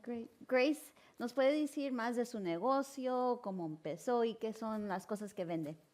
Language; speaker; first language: Spanish; early bilingual, heritage; Spanish